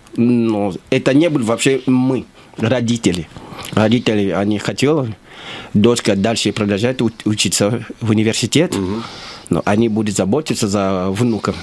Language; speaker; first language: Russian; non-native, learner; Lingala